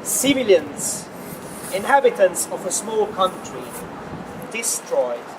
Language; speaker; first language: English; non-native, fluent; Hungarian